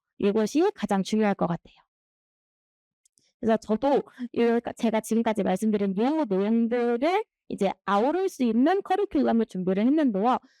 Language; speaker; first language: Korean; native; Korean